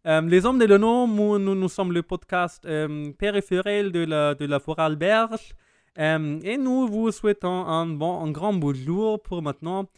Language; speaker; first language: French; non-native, learner; German